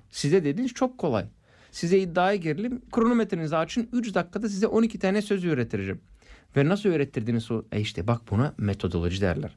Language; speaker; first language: Turkish; non-native, fluent; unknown